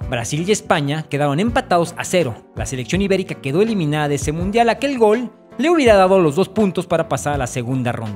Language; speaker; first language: Spanish; native; Spanish